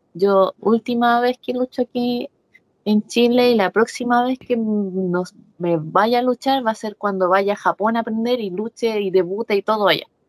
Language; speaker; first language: Spanish; native; Spanish